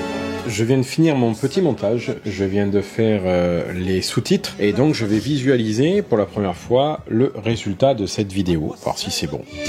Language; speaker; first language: French; native; French